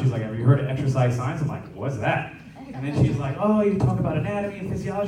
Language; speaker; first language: English; native; English